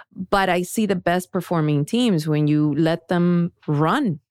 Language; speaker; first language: English; early bilingual, other home language; Spanish